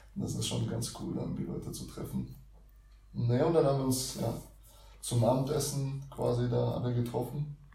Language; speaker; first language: German; early bilingual, other home language; Russian